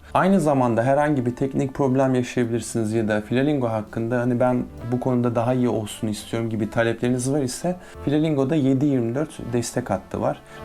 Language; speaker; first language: Turkish; native; Turkish